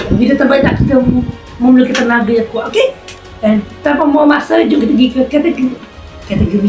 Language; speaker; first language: Malay; native; Malay